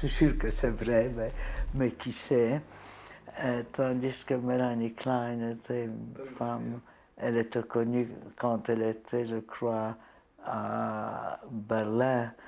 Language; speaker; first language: French; non-native, fluent; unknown